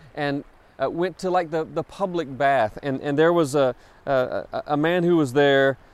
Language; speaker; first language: English; native; English